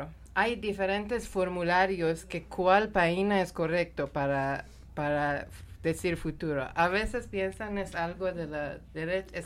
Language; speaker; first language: Spanish; non-native, learner; Persian